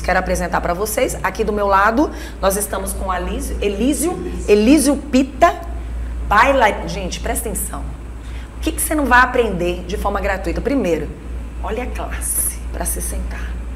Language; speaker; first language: Portuguese; native; Portuguese